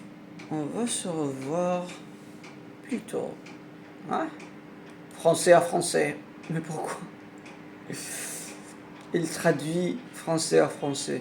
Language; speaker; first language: French; non-native, learner; Arabic